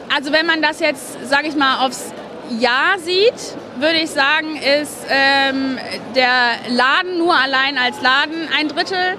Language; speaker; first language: German; native; German